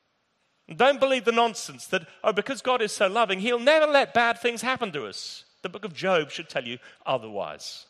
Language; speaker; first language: English; native; English